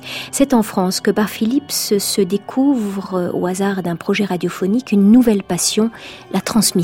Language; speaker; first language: French; native; French